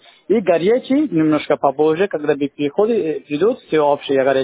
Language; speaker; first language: Russian; non-native, learner; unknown